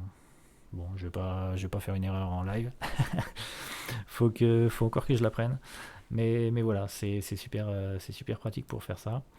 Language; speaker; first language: French; native; French